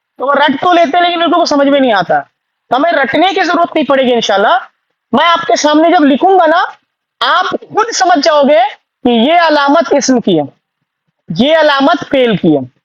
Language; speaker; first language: Urdu; native; Urdu